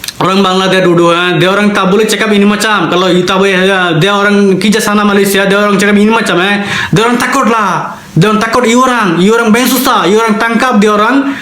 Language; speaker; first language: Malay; non-native, learner; Bangla